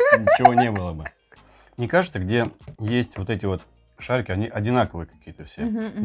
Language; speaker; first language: Russian; native; Russian